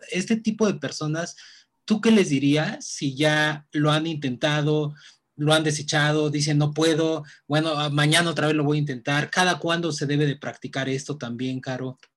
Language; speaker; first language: Spanish; native; Spanish